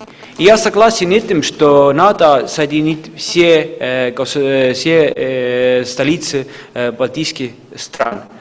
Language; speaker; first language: Russian; non-native, fluent; Estonian